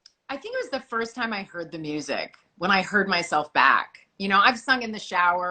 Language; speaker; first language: English; native; English